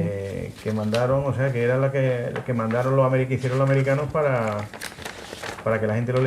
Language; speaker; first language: Spanish; native; Spanish